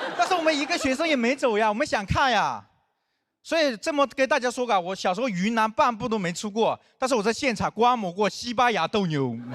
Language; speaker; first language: Chinese; non-native, local second language; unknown